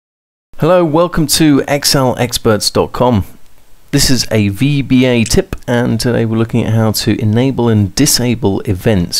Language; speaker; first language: English; native; English